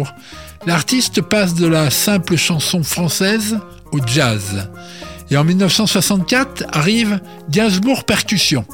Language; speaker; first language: French; native; French